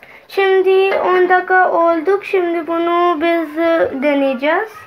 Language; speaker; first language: Turkish; non-native, learner; Urdu